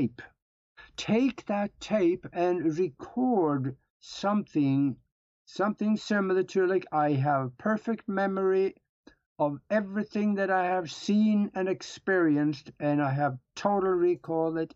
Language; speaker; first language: English; non-native, fluent; Norwegian